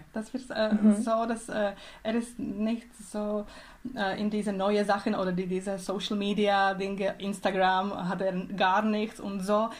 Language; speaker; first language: German; non-native, learner; Czech